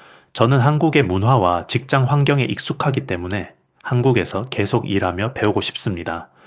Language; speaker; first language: Korean; non-native, fluent; Urdu